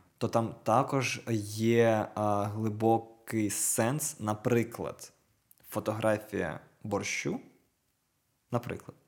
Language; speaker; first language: Ukrainian; non-native, local second language; Russian